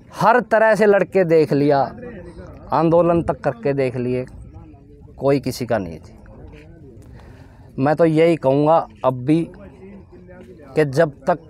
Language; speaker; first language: Hindi; native; Hindi